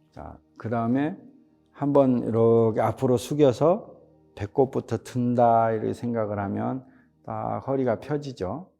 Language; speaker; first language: Korean; native; Korean